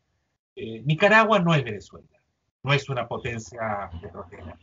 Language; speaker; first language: Spanish; native; Spanish